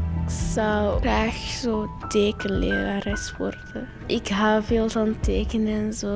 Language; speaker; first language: Dutch; early bilingual, other home language; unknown